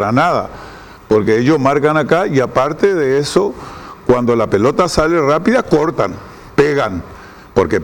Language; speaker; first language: Spanish; native; Spanish